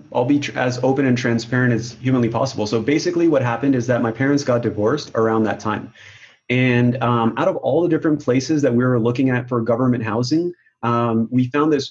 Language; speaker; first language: English; non-native, local second language; Urdu